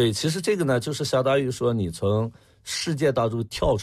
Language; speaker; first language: Chinese; native; Chinese